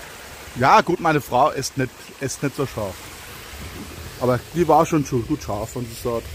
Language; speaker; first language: German; native; German